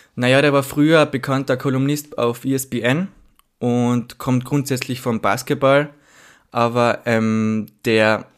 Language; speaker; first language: German; native; German